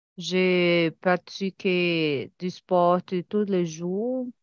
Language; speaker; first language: French; non-native, learner; Portuguese